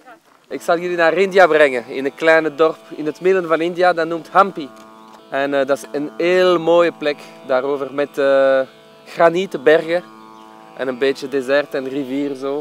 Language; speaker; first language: Dutch; non-native, local second language; French